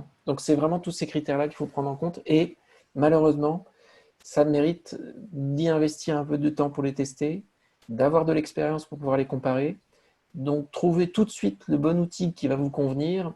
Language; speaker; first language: French; native; French